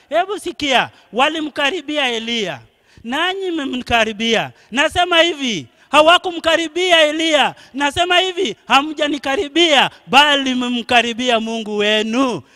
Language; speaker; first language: Swahili; non-native, local second language; Luo (Kenya and Tanzania)